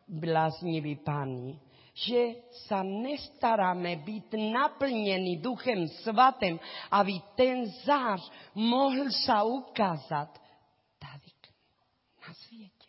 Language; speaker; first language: Czech; non-native, learner; Spanish